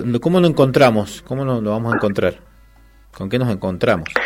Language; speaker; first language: Spanish; native; Spanish